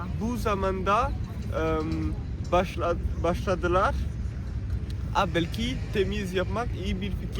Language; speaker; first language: Turkish; non-native, learner; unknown